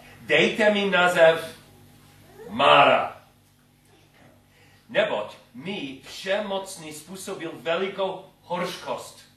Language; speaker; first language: Czech; non-native, learner; English